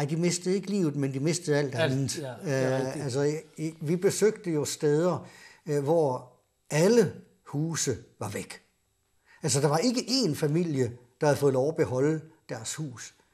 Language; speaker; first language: Danish; native; Danish